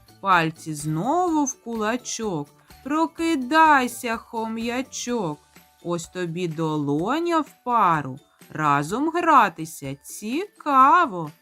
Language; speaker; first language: Ukrainian; native; Ukrainian